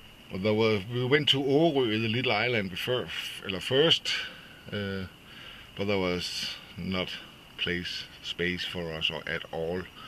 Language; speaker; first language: English; non-native, fluent; Danish